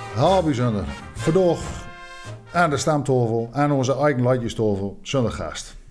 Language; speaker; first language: Dutch; non-native, local second language; Low German